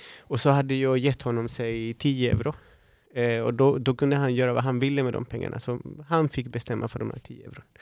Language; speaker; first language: Swedish; non-native, fluent; Spanish